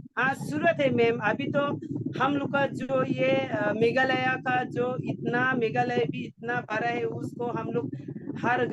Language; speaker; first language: Hindi; non-native, local second language; Garo